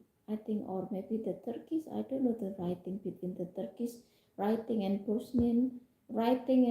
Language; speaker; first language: English; non-native, fluent; Indonesian